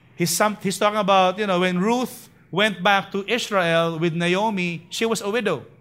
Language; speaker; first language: English; non-native, local second language; Filipino